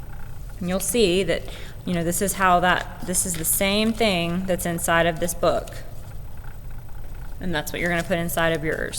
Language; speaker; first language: English; native; English